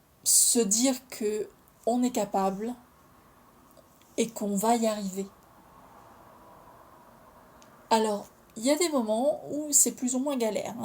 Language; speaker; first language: French; native; French